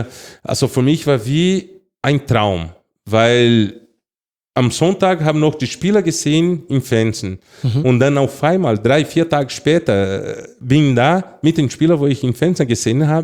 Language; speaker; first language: German; non-native, fluent; Portuguese